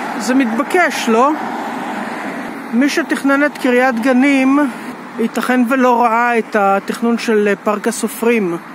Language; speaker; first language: Hebrew; native; Hebrew